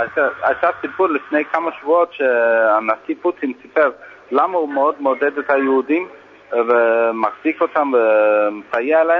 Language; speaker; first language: Hebrew; non-native, fluent; English